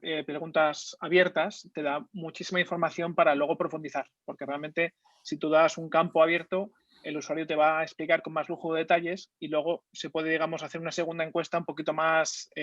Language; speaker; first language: Spanish; native; Spanish